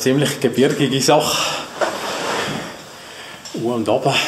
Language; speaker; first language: German; native; German